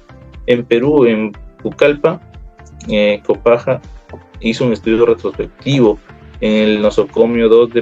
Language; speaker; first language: Spanish; native; Spanish